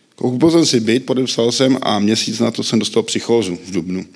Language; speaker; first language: Czech; native; Czech